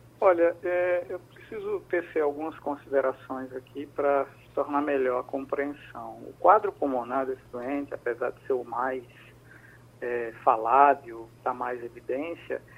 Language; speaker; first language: Portuguese; native; Portuguese